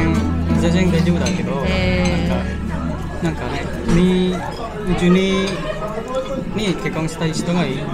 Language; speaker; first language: Japanese; non-native, fluent; Indonesian